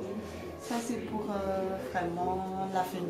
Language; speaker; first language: French; non-native, local second language; Malagasy